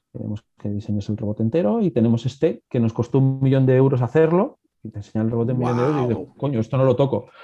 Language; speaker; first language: Spanish; native; Spanish